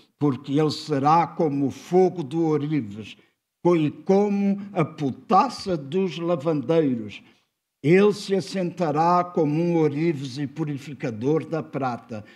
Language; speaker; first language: Portuguese; native; Portuguese